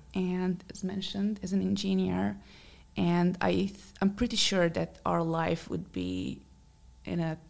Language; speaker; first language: English; non-native, fluent; Hungarian